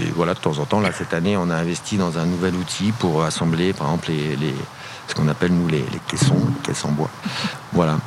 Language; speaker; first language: French; native; French